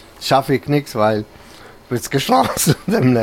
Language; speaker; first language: German; non-native, fluent; Italian